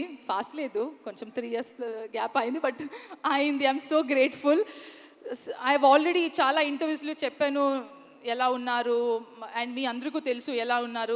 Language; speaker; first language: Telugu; non-native, learner; Kannada